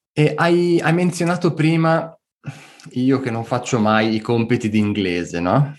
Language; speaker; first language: Italian; native; Italian